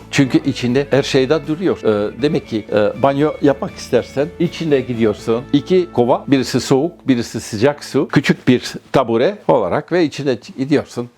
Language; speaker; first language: Turkish; non-native, fluent; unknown